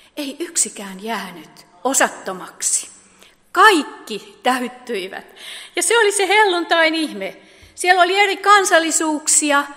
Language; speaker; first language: Finnish; native; Finnish